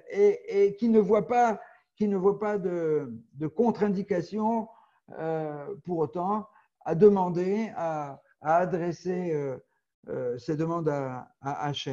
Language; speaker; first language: French; native; French